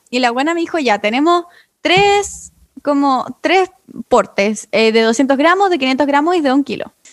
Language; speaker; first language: Spanish; native; Spanish